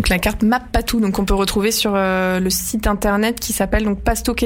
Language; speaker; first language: French; native; French